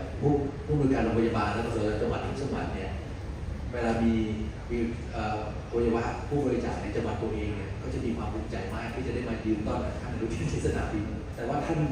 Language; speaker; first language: Thai; native; Thai